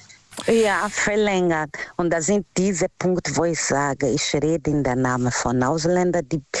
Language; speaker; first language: German; non-native, fluent; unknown